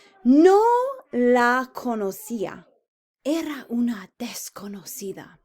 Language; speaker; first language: Spanish; non-native, fluent; English